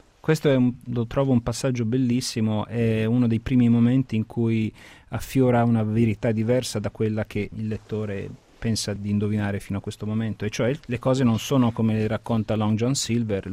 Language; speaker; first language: Italian; early bilingual, heritage; Italian